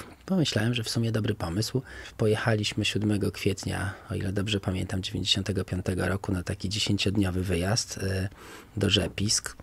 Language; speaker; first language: Polish; native; Polish